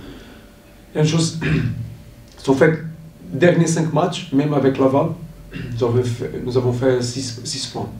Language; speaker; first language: French; non-native, learner; Portuguese